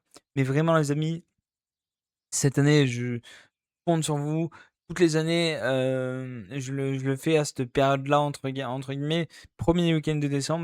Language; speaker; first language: French; native; French